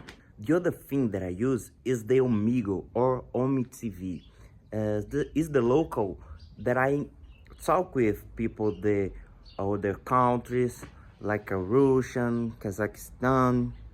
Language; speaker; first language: English; non-native, learner; Portuguese